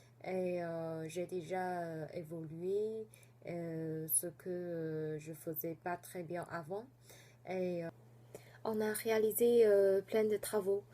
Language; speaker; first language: French; non-native, fluent; Chinese